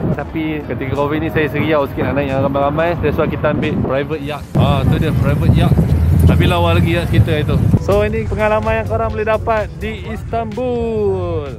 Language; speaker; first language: Malay; native; Malay